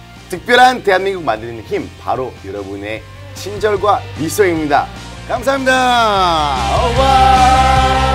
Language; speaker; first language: Korean; non-native, fluent; French